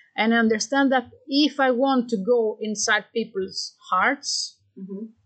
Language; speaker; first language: English; non-native, fluent; Greek